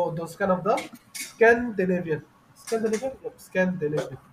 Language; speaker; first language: English; non-native, fluent; Bangla